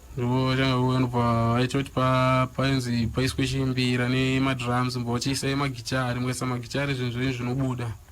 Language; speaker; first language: Shona; native; Shona